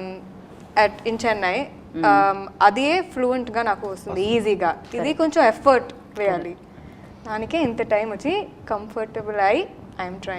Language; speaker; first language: Telugu; non-native, local second language; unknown